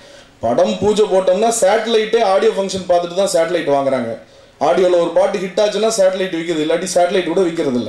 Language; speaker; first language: Tamil; native; Tamil